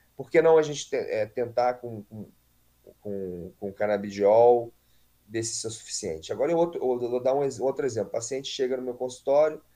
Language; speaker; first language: Portuguese; native; Portuguese